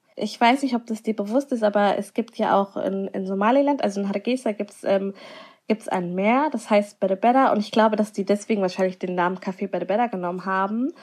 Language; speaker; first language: German; non-native, local second language; Somali